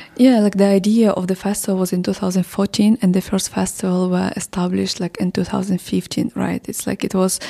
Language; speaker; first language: English; non-native, fluent; Ukrainian